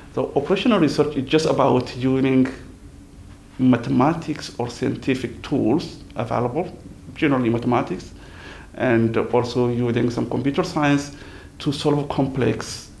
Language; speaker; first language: English; non-native, fluent; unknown